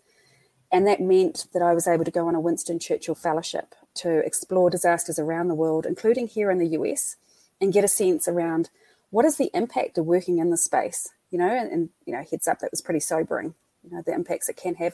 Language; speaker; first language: English; native; English